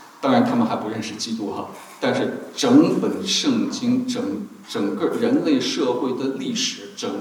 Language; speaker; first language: Chinese; native; Chinese